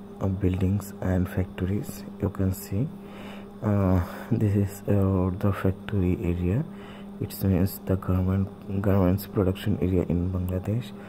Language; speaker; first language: English; non-native, learner; Bangla